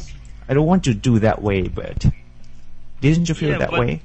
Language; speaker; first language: English; non-native, learner; Japanese